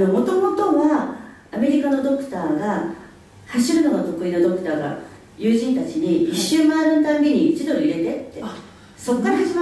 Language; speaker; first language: Japanese; native; Japanese